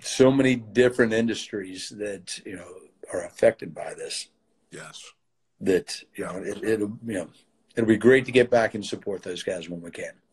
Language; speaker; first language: English; native; English